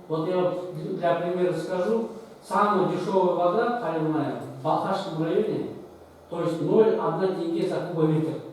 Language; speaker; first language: Russian; non-native, local second language; Kazakh